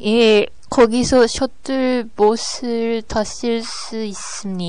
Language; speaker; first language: Korean; non-native, learner; Japanese